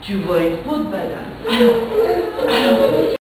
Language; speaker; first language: French; native; French